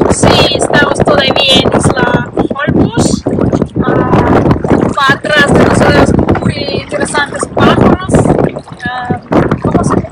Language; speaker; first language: Spanish; non-native, learner; Russian